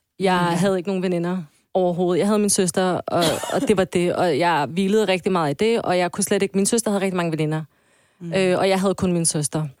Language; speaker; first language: Danish; early bilingual, other home language; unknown